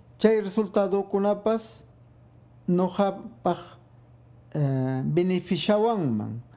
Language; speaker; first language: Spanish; non-native, local second language; Quechua